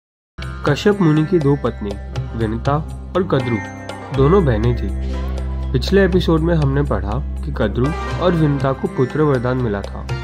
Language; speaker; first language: Hindi; native; Hindi